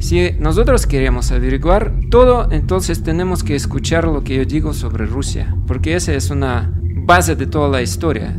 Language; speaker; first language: Spanish; non-native, fluent; Russian